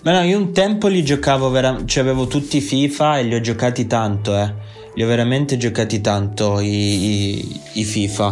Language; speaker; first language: Italian; native; Italian